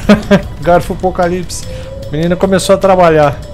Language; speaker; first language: Portuguese; native; Portuguese